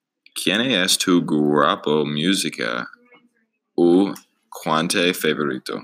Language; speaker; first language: Spanish; non-native, learner; English